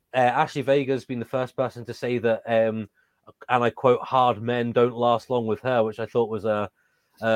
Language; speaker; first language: English; native; English